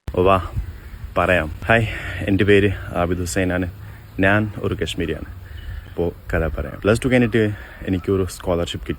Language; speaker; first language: Malayalam; non-native, local second language; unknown